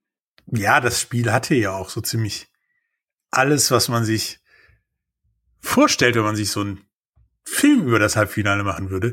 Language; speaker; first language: German; native; German